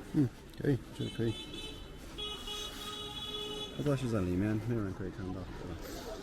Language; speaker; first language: Chinese; non-native, fluent; English